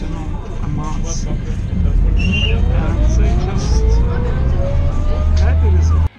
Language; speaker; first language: English; non-native, learner; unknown